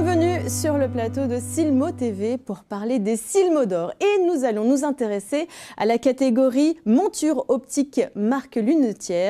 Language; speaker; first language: French; native; French